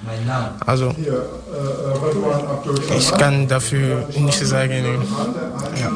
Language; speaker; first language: German; non-native, learner; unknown